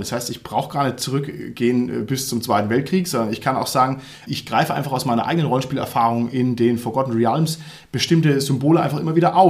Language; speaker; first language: German; native; German